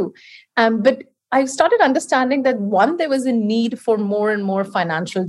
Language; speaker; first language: English; non-native, local second language; Hindi